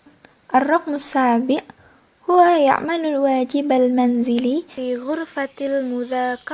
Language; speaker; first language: Arabic; non-native, learner; Indonesian